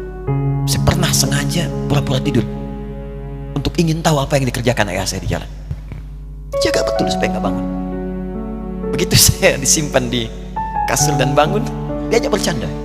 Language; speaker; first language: Indonesian; native; Indonesian